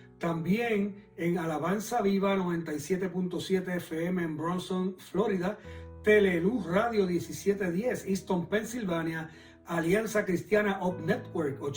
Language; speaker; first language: Spanish; native; Spanish